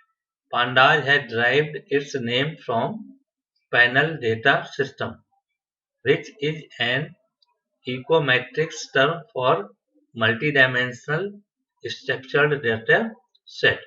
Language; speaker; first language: English; non-native, local second language; Hindi